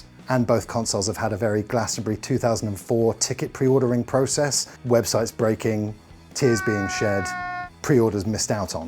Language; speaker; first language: English; native; English